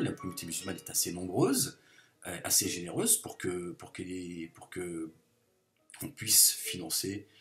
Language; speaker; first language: French; native; French